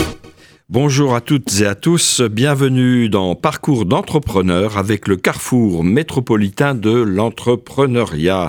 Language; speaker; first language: French; native; French